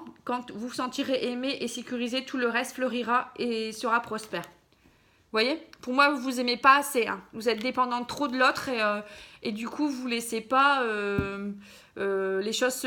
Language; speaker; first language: French; native; French